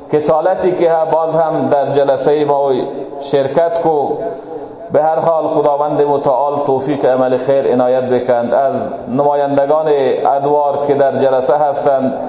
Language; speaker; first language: Persian; non-native, local second language; Baluchi